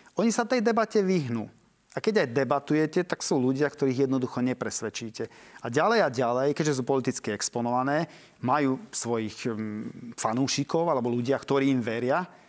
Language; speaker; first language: Slovak; native; Slovak